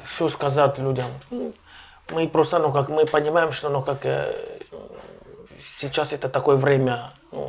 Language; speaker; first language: Russian; non-native, local second language; Ukrainian